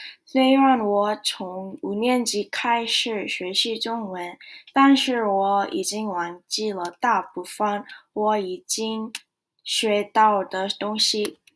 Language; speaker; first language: Chinese; non-native, learner; Korean